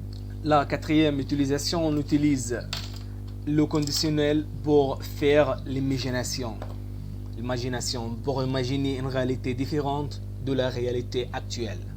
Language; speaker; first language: French; non-native, fluent; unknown